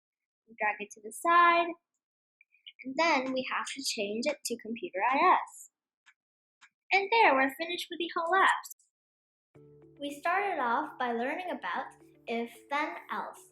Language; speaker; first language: English; non-native, fluent; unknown